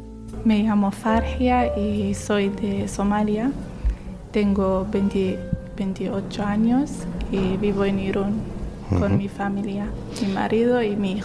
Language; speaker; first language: Spanish; non-native, learner; Somali